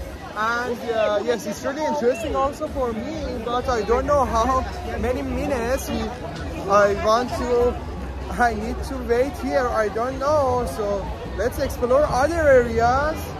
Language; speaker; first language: English; non-native, learner; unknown